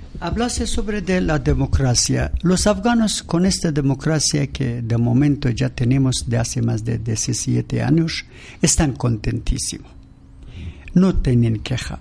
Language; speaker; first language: Spanish; non-native, learner; Persian